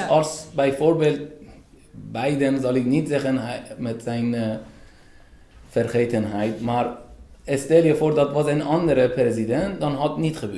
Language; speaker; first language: Dutch; non-native, fluent; Persian